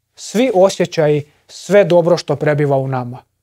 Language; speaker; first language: Croatian; native; Croatian